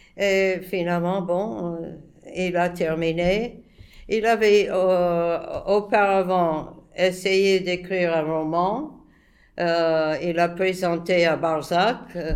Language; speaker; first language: French; non-native, fluent; English